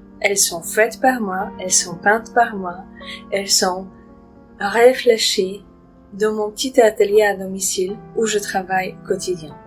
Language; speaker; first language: French; non-native, fluent; Polish